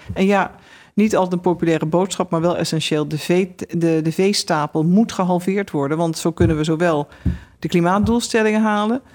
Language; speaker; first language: Dutch; native; Dutch